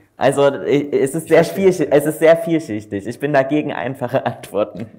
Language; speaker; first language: German; native; German